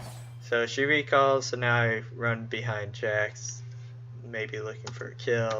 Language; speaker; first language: English; native; English